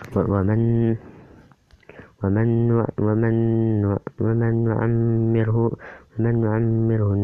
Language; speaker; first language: Arabic; non-native, learner; Indonesian